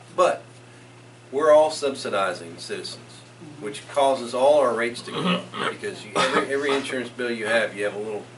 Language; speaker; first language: English; native; English